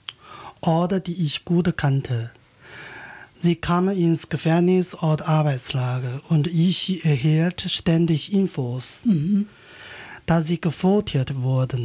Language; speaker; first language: German; non-native, learner; Chinese